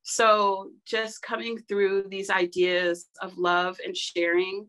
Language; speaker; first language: English; native; English